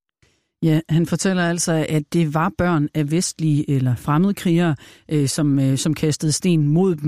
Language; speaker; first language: Danish; native; Danish